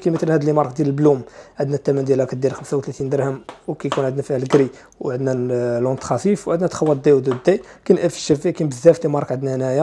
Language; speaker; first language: Arabic; native; Arabic